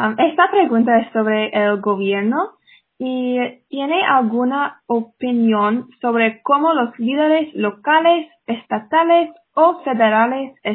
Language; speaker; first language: Spanish; non-native, fluent; English